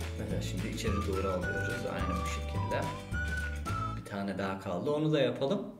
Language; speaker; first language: Turkish; early bilingual, heritage; Turkish